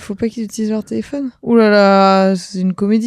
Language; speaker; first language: French; native; French